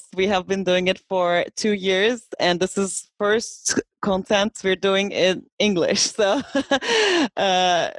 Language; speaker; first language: English; non-native, fluent; Turkish